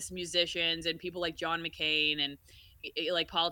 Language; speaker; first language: English; native; English